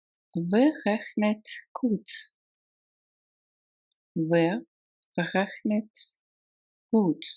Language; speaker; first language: German; non-native, fluent; Russian